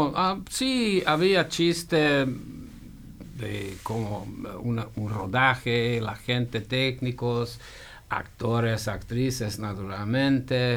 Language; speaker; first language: Spanish; non-native, fluent; Hungarian